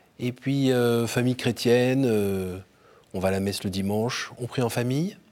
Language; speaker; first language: French; native; French